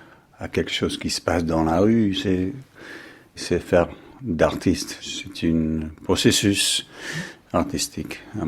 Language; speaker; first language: French; non-native, fluent; English